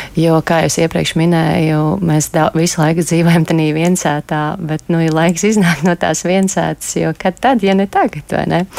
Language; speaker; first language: Latvian; native; Latvian